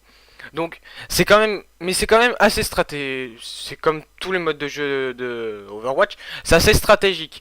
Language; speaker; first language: French; native; French